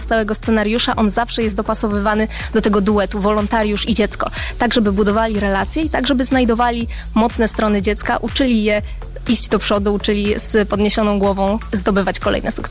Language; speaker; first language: Polish; native; Polish